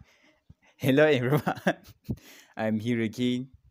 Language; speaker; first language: English; non-native, learner; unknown